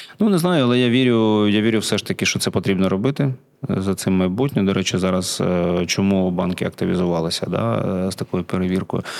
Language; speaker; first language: Ukrainian; non-native, local second language; Russian